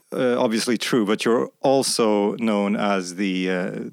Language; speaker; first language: English; non-native, fluent; Swedish